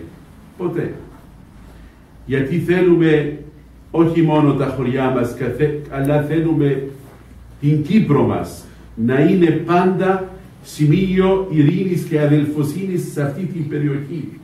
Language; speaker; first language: Greek; non-native, fluent; Arabic